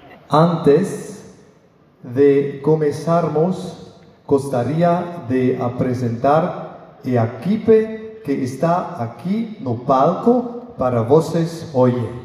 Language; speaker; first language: Portuguese; non-native, learner; German